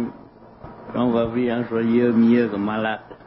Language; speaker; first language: French; non-native, learner; Vietnamese